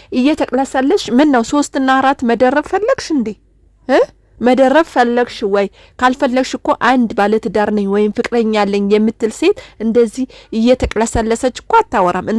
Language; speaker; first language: Amharic; non-native, local second language; Oromo